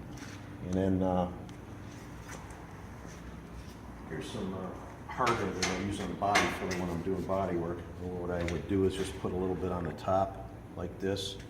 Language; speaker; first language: English; native; English